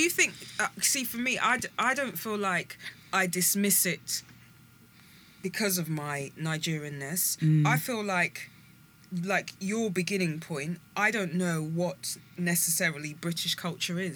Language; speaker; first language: English; native; English